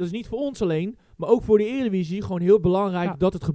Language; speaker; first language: Dutch; native; Dutch